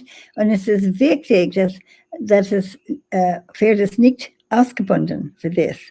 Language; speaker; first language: German; non-native, fluent; English